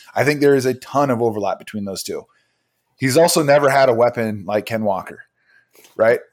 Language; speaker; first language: English; native; English